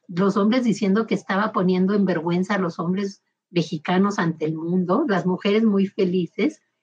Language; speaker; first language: Spanish; native; Spanish